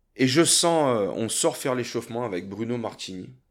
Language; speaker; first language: French; native; French